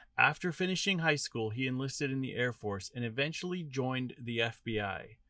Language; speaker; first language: English; native; English